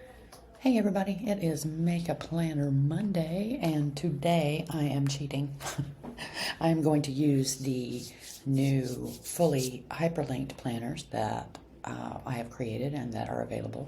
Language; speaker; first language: English; native; English